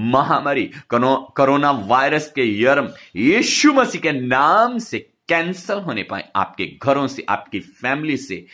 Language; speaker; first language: Hindi; non-native, local second language; Punjabi